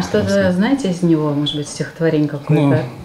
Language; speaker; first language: Russian; native; Russian